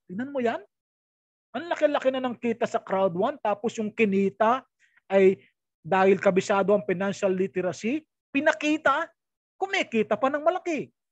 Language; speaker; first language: Filipino; native; Filipino